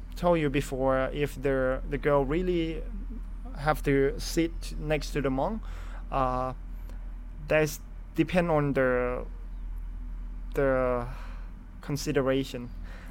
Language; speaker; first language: English; non-native, fluent; Thai